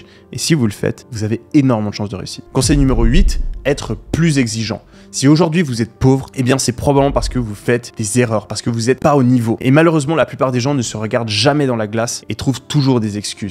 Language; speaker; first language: French; native; French